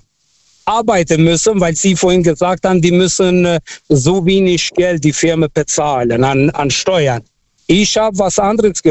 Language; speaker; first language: German; non-native, fluent; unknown